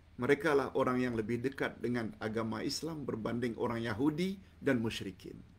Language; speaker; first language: Malay; native; Malay